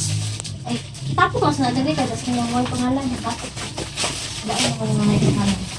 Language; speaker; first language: Filipino; non-native, local second language; Cebuano